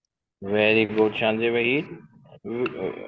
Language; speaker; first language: English; non-native, learner; Urdu